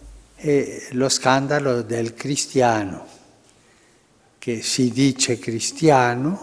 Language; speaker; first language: Italian; early bilingual, heritage; Spanish